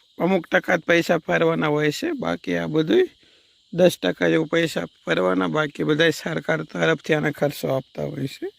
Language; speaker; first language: Gujarati; native; Gujarati